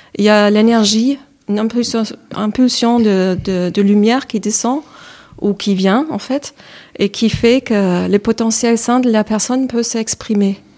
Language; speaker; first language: French; non-native, fluent; German